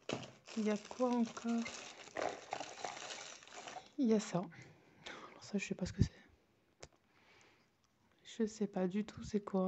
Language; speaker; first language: French; native; French